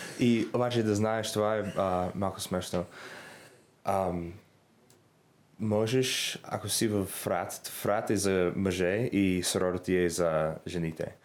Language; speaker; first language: Bulgarian; non-native, learner; English